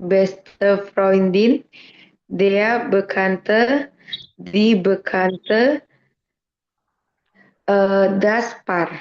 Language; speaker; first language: German; non-native, learner; Indonesian